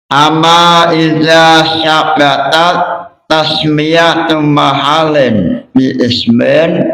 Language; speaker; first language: Arabic; non-native, fluent; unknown